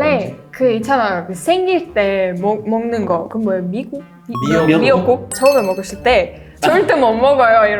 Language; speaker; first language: Korean; non-native, learner; Estonian